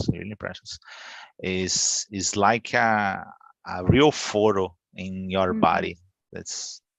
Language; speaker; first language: English; non-native, learner; Portuguese